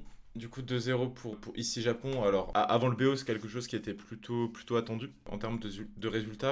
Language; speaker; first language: French; native; French